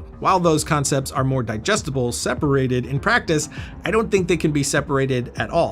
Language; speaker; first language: English; native; English